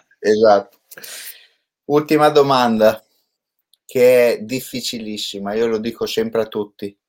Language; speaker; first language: Italian; native; Italian